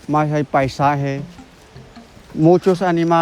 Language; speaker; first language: Spanish; non-native, local second language; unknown